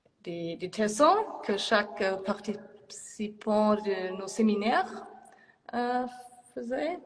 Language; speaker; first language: French; non-native, fluent; German